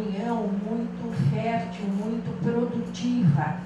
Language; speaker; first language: Portuguese; native; Portuguese